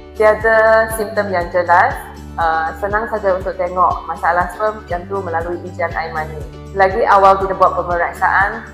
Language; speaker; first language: Malay; non-native, local second language; Chinese